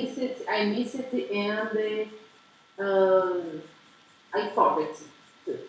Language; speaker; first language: English; non-native, learner; Portuguese